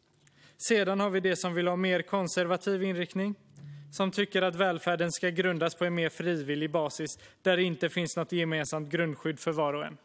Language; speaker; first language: Swedish; native; Swedish